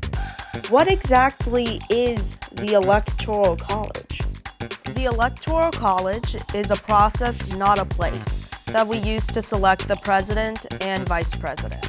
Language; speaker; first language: English; native; English